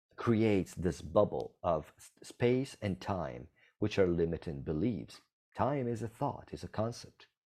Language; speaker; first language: English; non-native, fluent; Italian